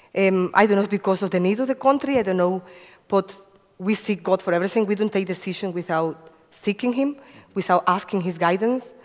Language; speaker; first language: English; non-native, fluent; Spanish